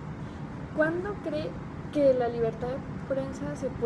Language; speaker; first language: Spanish; native; Spanish